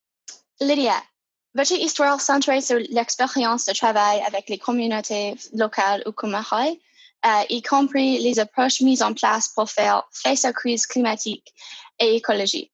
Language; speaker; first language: French; non-native, fluent; English